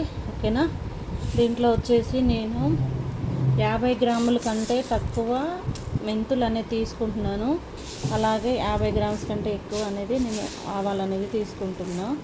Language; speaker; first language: Telugu; native; Telugu